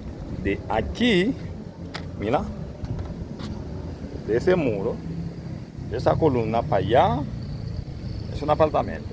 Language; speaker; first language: Spanish; non-native, learner; Haitian Creole